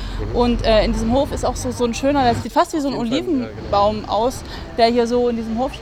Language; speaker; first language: German; native; German